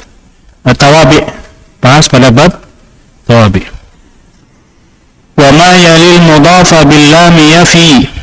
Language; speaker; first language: Arabic; non-native, fluent; Indonesian